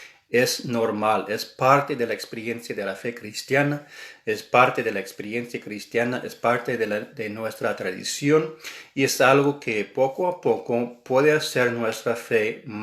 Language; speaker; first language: Spanish; non-native, fluent; English